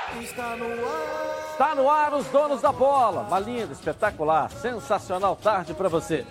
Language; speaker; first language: Portuguese; native; Portuguese